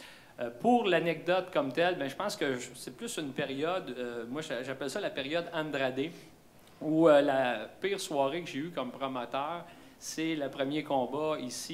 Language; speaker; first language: French; native; French